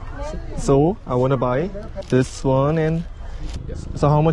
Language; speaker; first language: English; non-native, learner; Korean